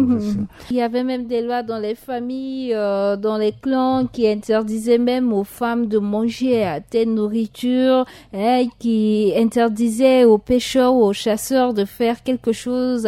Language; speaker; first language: French; non-native, local second language; Sango